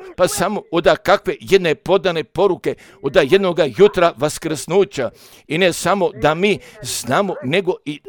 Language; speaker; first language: Croatian; early bilingual, heritage; Croatian